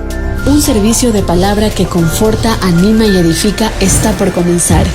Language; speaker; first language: Spanish; native; Spanish